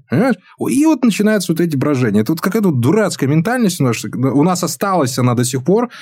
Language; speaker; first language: Russian; native; Russian